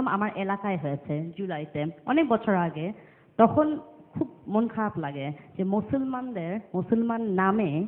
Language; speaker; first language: Bangla; early bilingual, other home language; English